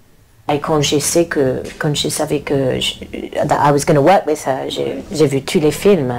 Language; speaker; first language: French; non-native, learner; English